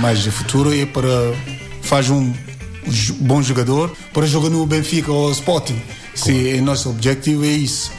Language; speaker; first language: Portuguese; non-native, learner; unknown